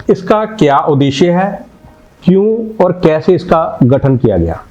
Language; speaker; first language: Hindi; non-native, local second language; Punjabi